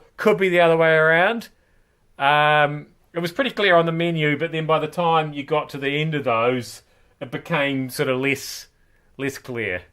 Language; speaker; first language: English; native; English